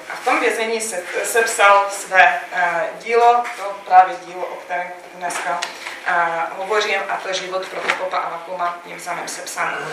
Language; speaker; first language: Czech; non-native, fluent; Russian